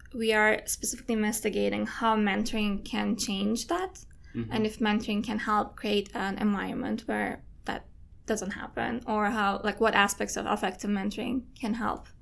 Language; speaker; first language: English; non-native, fluent; Turkish